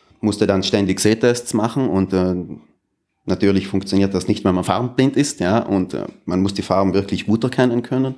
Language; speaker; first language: German; native; German